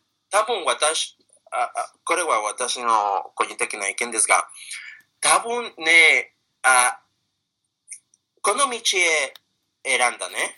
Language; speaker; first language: Japanese; non-native, fluent; Spanish